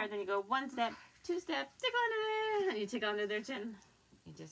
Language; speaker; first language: English; native; English